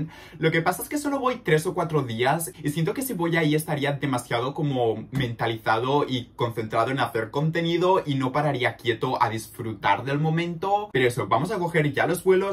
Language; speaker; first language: Spanish; native; Spanish